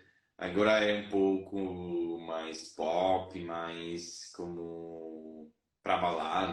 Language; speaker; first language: Portuguese; non-native, fluent; Spanish